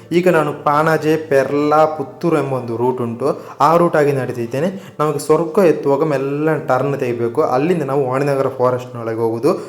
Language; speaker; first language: Kannada; native; Kannada